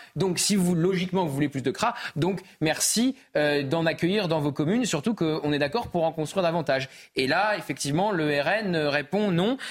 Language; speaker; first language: French; native; French